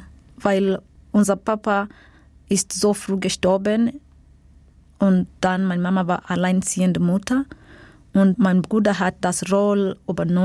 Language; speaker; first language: German; non-native, learner; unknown